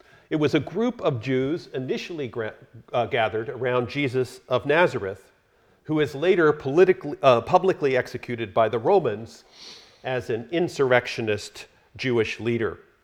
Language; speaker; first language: English; native; English